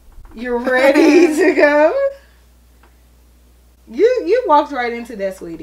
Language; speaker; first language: English; native; English